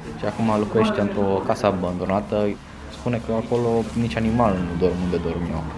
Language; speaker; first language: Romanian; non-native, fluent; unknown